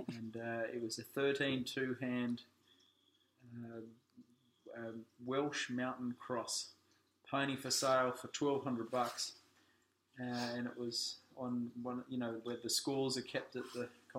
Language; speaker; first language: English; native; English